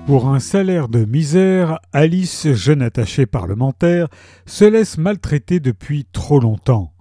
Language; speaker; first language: French; native; French